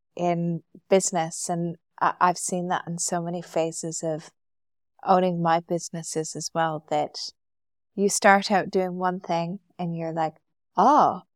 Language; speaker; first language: English; native; English